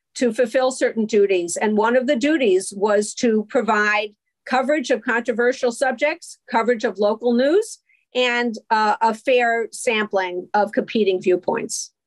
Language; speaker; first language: English; native; English